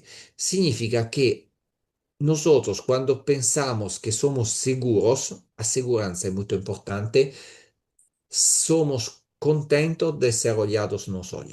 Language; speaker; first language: Spanish; non-native, learner; Italian